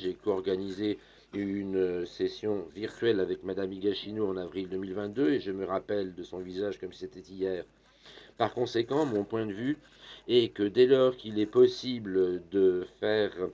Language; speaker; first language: French; non-native, fluent; German